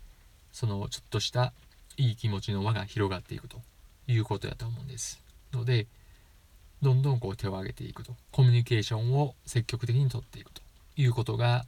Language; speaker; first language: Japanese; native; Japanese